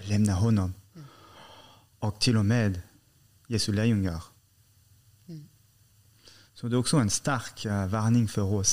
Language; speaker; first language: Swedish; non-native, fluent; French